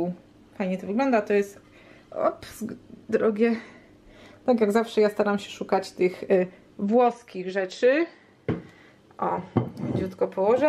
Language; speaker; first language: Polish; native; Polish